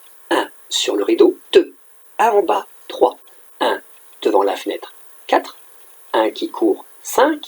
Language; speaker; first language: French; native; French